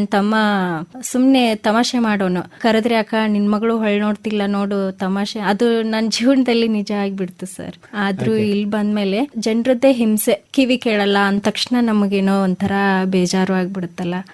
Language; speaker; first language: Kannada; native; Kannada